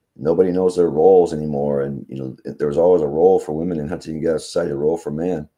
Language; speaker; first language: English; native; English